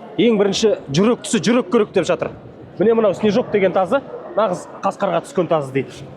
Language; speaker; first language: Kazakh; native; Kazakh